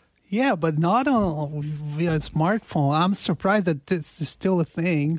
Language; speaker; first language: English; non-native, fluent; Portuguese